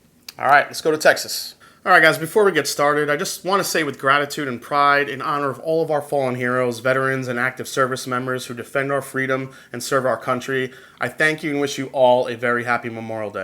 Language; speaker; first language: English; native; English